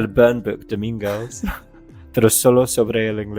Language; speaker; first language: Spanish; non-native, fluent; English